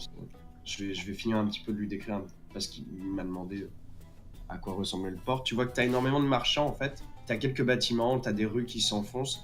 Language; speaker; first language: French; native; French